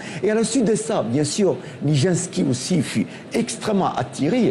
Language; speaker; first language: French; non-native, local second language; Tamil